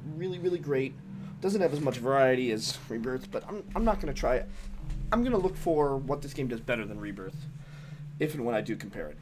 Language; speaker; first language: English; native; English